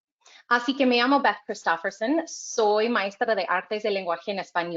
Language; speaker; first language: Spanish; non-native, fluent; English